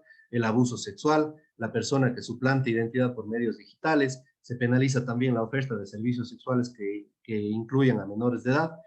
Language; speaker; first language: Spanish; native; Spanish